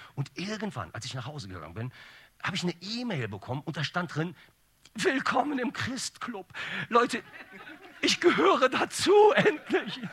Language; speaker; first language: German; early bilingual, other home language; Turkish